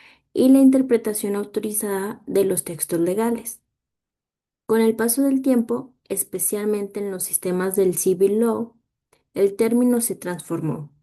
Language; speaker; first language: Spanish; native; Spanish